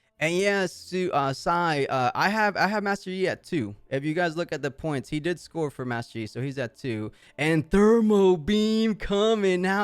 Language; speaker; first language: English; native; English